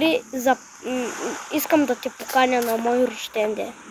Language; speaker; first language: Bulgarian; non-native, local second language; Turkish